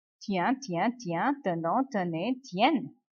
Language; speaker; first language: French; non-native, fluent; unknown